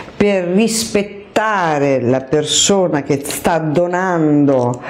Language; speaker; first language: Italian; native; Italian